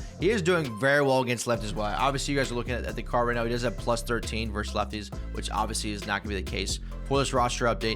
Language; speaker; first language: English; native; English